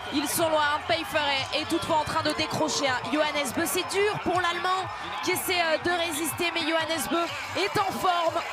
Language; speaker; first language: French; native; French